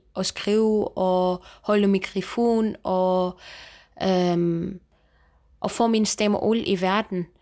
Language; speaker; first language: Danish; non-native, fluent; Kurdish